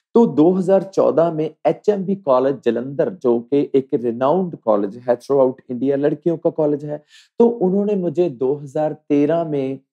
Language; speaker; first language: Hindi; native; Hindi